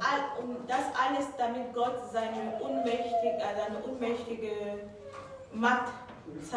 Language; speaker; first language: German; non-native, fluent; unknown